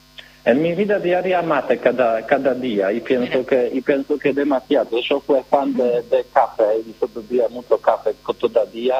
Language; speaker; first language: Spanish; non-native, learner; Polish